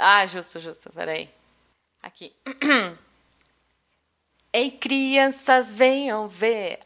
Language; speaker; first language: Portuguese; native; Portuguese